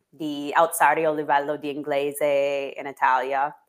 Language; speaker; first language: Italian; non-native, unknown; English